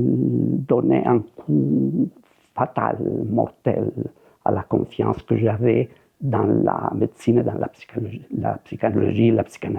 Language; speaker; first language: French; non-native, fluent; Spanish